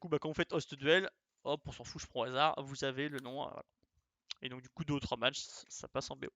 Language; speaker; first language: French; native; French